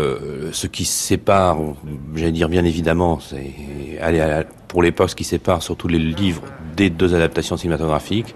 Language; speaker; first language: French; native; French